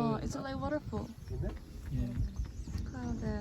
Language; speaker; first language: English; non-native, learner; Korean